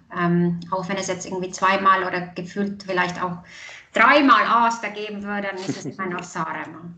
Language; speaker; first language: German; non-native, fluent; Estonian